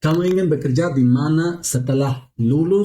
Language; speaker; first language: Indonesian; non-native, learner; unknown